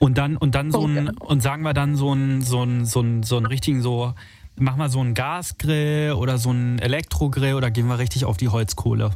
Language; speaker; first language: German; native; German